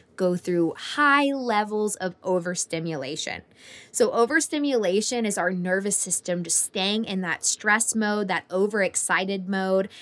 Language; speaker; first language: English; native; English